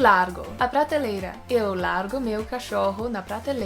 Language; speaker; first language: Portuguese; non-native, learner; Swedish